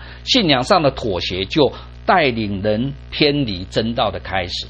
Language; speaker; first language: Chinese; native; Chinese